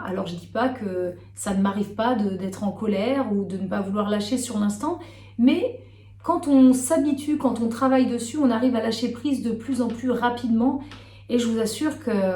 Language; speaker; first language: French; native; French